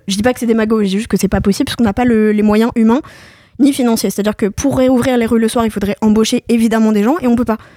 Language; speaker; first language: French; native; French